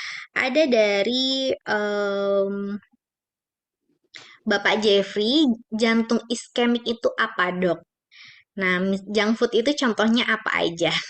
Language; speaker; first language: Indonesian; native; Indonesian